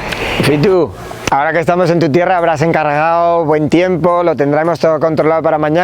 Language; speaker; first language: Spanish; native; Spanish